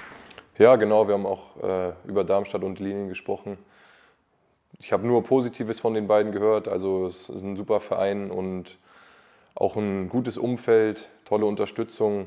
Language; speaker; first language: German; native; German